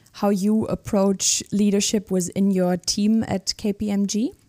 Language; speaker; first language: English; non-native, fluent; German